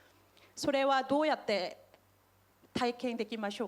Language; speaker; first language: Japanese; non-native, fluent; Korean